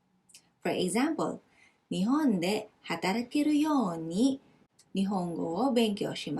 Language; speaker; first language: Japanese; non-native, fluent; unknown